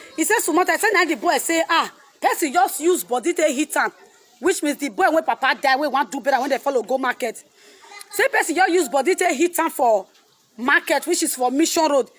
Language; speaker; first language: Nigerian Pidgin; non-native, local second language; Bini